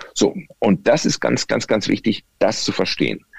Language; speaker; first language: German; native; German